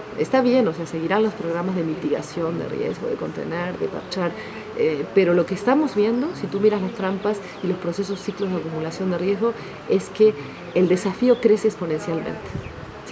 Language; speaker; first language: Spanish; native; Spanish